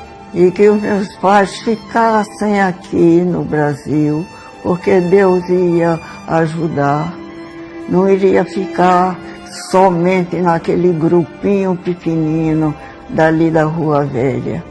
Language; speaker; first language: Portuguese; early bilingual, other home language; Swedish